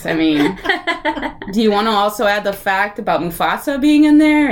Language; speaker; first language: English; early bilingual, other home language; Spanish